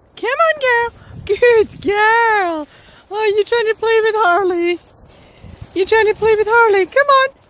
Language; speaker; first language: English; native; English